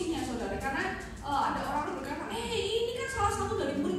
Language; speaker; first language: Indonesian; native; Indonesian